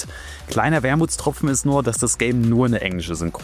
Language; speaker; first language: German; native; German